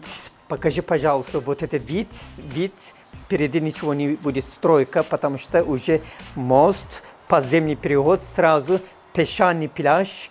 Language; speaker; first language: Russian; non-native, fluent; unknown